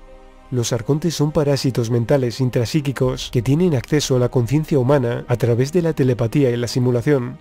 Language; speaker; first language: Spanish; native; Spanish